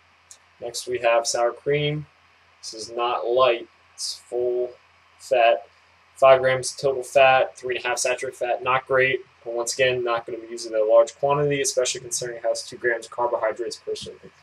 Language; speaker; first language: English; native; English